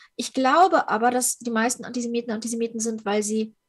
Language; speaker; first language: German; early bilingual, other home language; Ukrainian